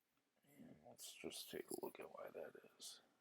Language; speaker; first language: English; native; English